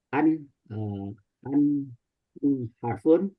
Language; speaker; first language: Arabic; non-native, learner; Indonesian